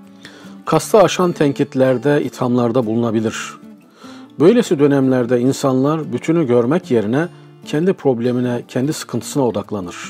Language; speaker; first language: Turkish; native; Turkish